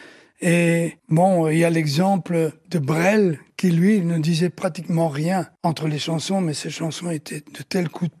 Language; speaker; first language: French; early bilingual, other home language; Italian